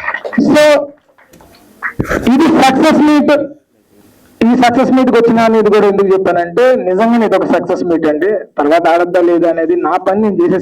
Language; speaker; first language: Telugu; native; Telugu